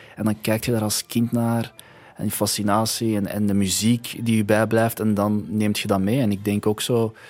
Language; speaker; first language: Dutch; early bilingual, other home language; Arabic